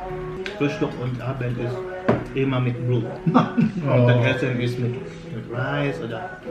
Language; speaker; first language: German; non-native, learner; Filipino